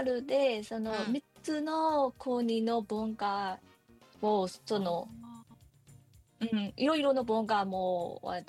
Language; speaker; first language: Japanese; non-native, learner; Burmese